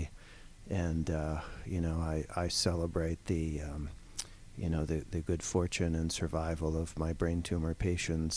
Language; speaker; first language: English; native; English